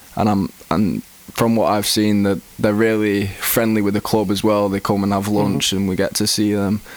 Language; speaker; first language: English; native; English